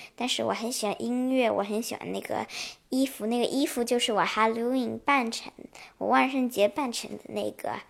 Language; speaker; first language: Chinese; early bilingual, heritage; Chinese